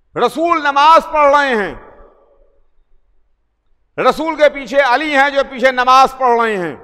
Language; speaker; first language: Urdu; native; Urdu